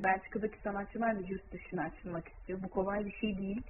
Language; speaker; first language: Turkish; early bilingual, heritage; Turkish